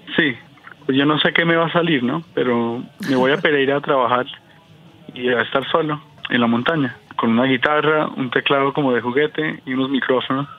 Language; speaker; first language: Spanish; early bilingual, heritage; Spanish